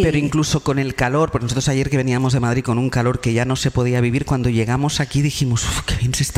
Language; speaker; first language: Spanish; native; Spanish